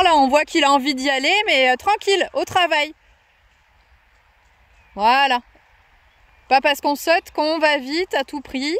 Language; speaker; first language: French; native; French